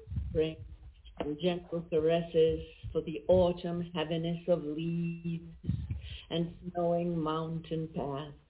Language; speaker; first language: English; non-native, fluent; Czech